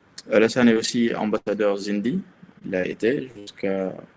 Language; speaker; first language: French; non-native, local second language; Wolof